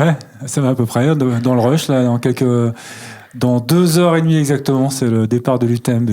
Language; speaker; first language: French; native; French